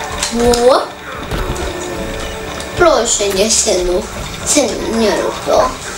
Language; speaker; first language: Polish; early bilingual, heritage; Polish